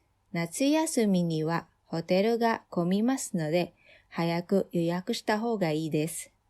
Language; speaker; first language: Japanese; non-native, fluent; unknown